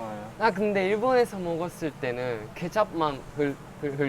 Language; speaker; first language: Korean; non-native, learner; Japanese